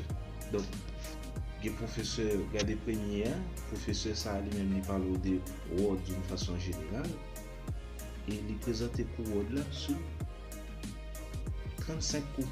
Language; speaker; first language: French; non-native, learner; Haitian Creole